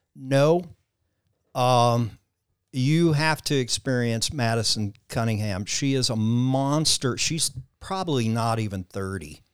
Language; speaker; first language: English; native; English